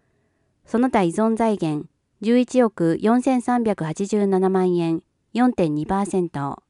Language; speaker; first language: Japanese; native; Japanese